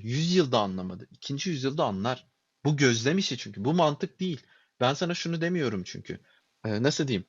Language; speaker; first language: Turkish; native; Turkish